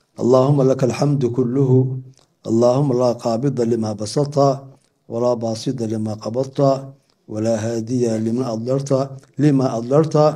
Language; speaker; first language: Arabic; non-native, local second language; Somali